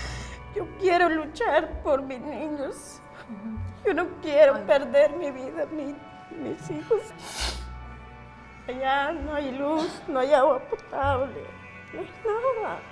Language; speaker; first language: Spanish; non-native, local second language; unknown